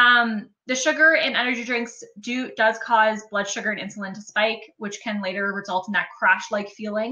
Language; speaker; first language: English; native; English